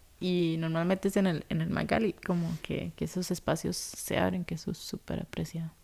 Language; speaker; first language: Spanish; native; Spanish